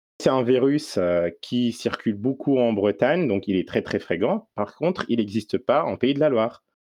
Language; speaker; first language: French; non-native, local second language; Arabic